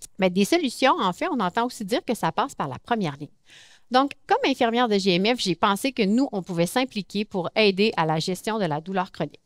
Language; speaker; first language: French; native; French